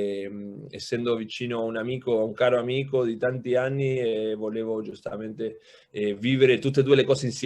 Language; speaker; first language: Italian; non-native, local second language; Spanish